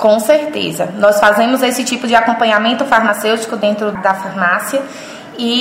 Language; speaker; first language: Portuguese; native; Portuguese